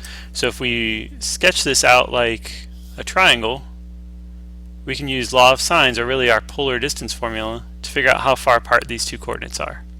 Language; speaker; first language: English; native; English